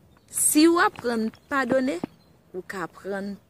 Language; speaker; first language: French; non-native, learner; Haitian Creole